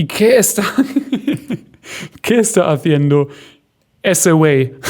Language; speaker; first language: Spanish; non-native, fluent; German